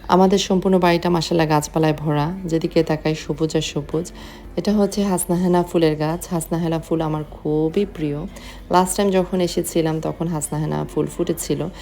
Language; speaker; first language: Bangla; native; Bangla